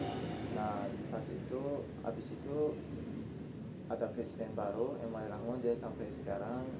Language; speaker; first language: Indonesian; non-native, learner; Tajik